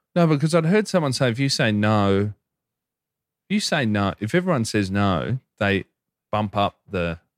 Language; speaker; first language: English; native; English